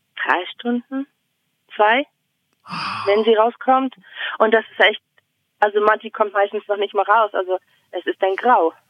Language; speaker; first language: German; native; German